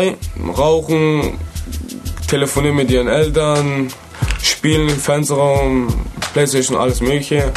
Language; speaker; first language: German; native; German